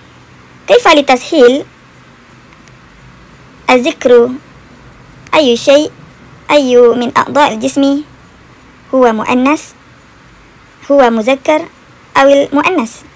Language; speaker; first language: Arabic; non-native, fluent; Malay